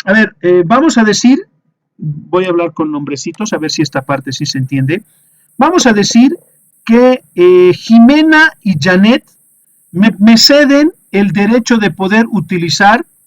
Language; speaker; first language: Spanish; native; Spanish